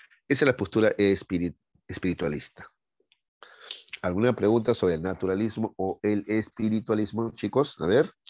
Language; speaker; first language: Spanish; native; Spanish